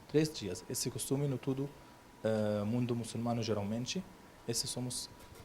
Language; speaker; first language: Portuguese; non-native, learner; Arabic